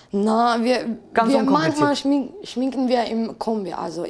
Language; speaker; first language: German; non-native, fluent; Slovenian